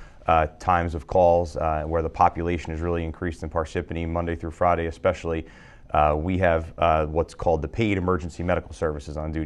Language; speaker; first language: English; native; English